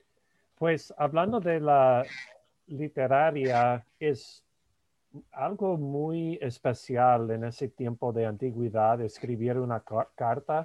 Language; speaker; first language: Spanish; non-native, fluent; English